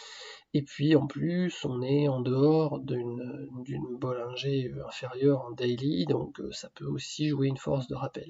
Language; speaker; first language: French; native; French